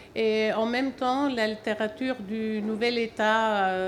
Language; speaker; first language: French; non-native, fluent; Greek